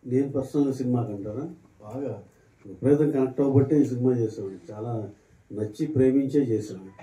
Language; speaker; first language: Telugu; native; Telugu